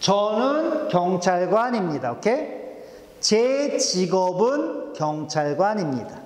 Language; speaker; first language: Korean; non-native, fluent; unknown